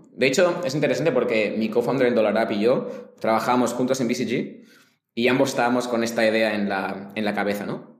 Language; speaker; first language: Spanish; native; Spanish